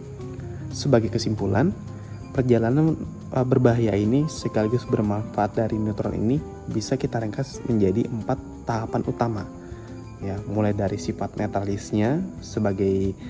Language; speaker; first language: Indonesian; native; Indonesian